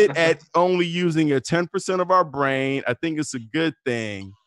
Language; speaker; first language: English; native; English